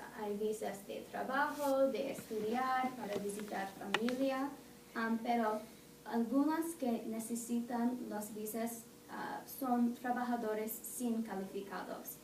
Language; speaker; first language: Spanish; non-native, learner; English